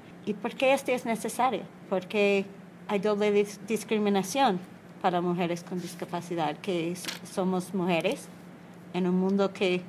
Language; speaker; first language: Spanish; non-native, learner; English